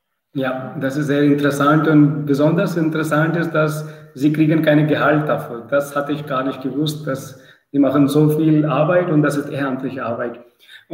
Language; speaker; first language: German; non-native, learner; Urdu